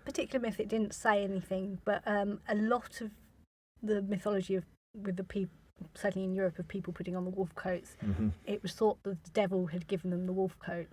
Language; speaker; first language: English; native; English